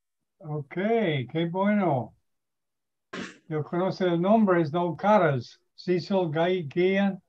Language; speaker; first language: Spanish; non-native, learner; English